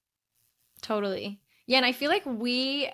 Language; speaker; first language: English; native; English